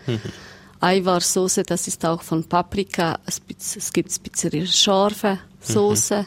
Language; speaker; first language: German; non-native, learner; Serbian